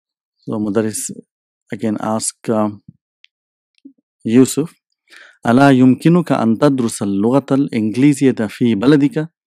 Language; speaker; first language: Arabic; non-native, fluent; English